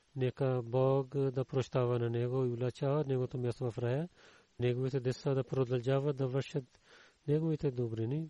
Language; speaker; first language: Bulgarian; non-native, learner; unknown